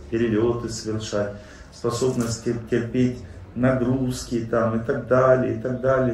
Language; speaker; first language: Russian; native; Russian